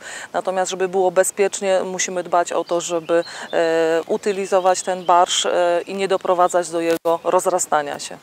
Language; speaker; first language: Polish; native; Polish